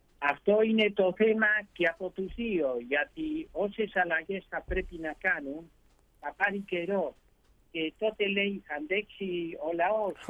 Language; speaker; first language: Greek; early bilingual, heritage; Greek